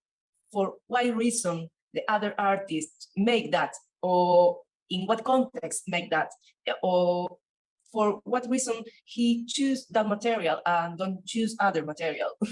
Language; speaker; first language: English; non-native, learner; Spanish